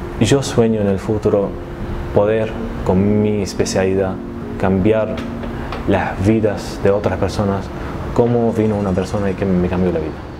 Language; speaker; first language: Spanish; non-native, fluent; Arabic